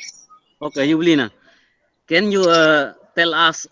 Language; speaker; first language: English; non-native, learner; Indonesian